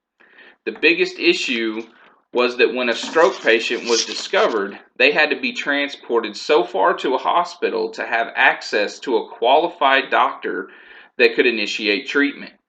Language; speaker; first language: English; native; English